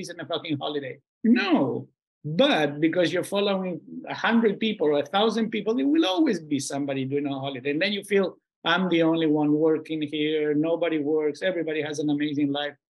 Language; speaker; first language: English; non-native, fluent; Spanish